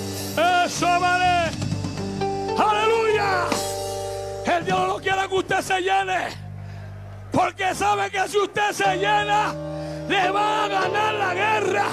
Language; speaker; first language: Spanish; native; Spanish